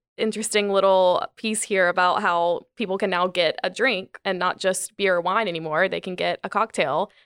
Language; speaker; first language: English; native; English